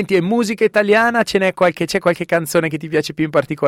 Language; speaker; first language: Italian; native; Italian